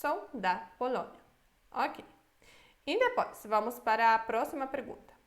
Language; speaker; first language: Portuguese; non-native, fluent; Polish